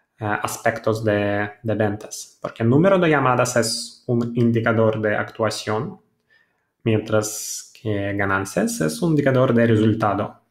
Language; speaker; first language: Spanish; non-native, fluent; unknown